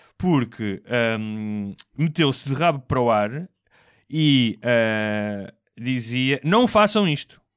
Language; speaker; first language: Portuguese; native; Portuguese